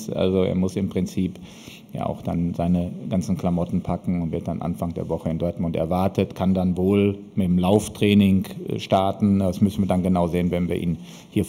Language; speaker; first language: German; native; German